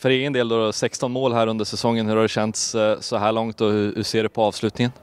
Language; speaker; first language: Swedish; native; Swedish